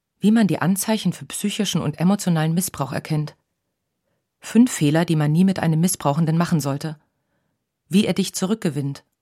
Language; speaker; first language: German; native; German